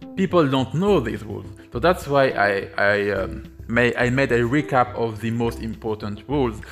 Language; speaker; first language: English; non-native, fluent; French